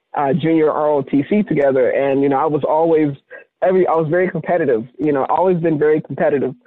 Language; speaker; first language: English; native; English